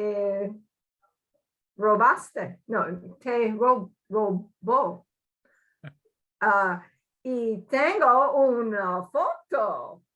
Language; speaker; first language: Spanish; non-native, learner; English